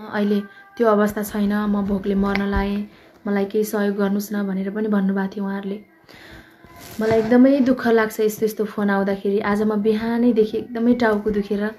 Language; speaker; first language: Nepali; native; Nepali